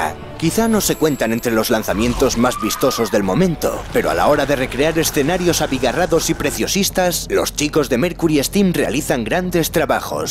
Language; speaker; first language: Spanish; native; Spanish